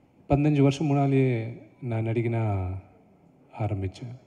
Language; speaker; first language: Tamil; non-native, local second language; Telugu